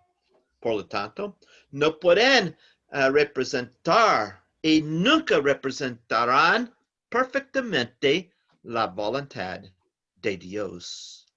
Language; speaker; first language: Spanish; non-native, learner; English